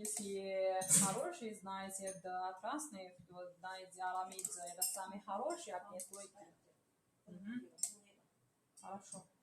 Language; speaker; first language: Russian; non-native, learner; Chinese